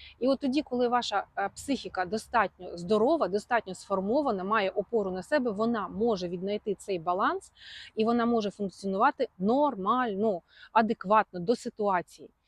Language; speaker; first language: Ukrainian; non-native, local second language; Russian